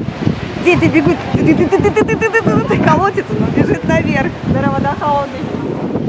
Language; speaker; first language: Russian; native; Russian